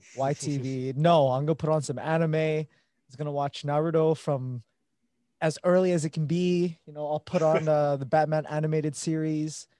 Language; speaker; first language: English; early bilingual, other home language; Filipino